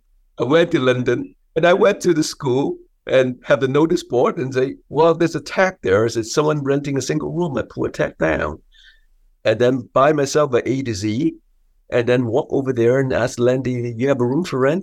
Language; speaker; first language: English; non-native, local second language; Cantonese